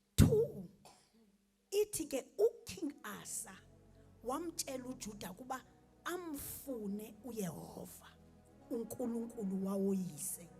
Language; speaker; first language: Zulu; non-native, local second language; Xhosa